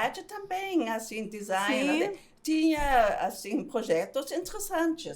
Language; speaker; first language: Portuguese; non-native, fluent; German